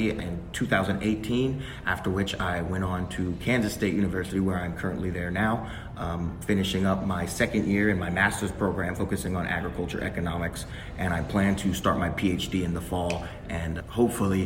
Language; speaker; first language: English; native; English